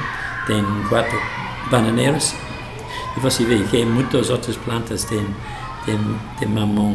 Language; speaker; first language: Portuguese; non-native, fluent; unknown